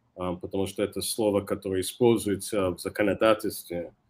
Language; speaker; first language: Russian; non-native, fluent; English